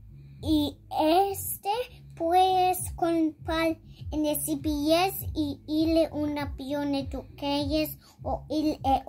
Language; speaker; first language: Spanish; early bilingual, heritage; English